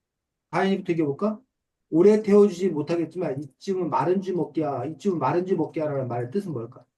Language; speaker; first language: Korean; native; Korean